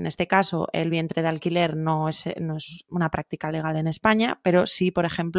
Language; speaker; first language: Spanish; native; Spanish